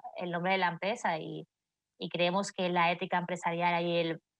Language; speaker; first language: Spanish; native; Spanish